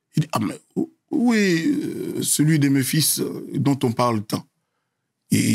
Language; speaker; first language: French; non-native, local second language; Lingala